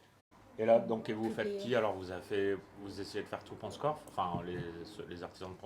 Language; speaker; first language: French; native; French